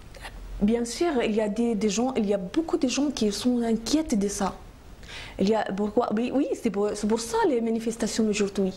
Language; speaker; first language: French; non-native, learner; Arabic